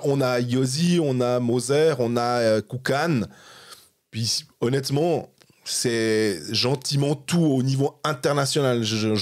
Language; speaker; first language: French; native; French